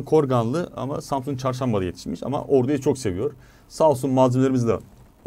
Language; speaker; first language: Turkish; native; Turkish